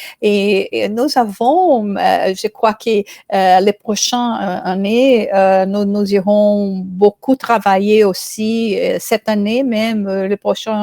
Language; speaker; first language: French; non-native, fluent; Portuguese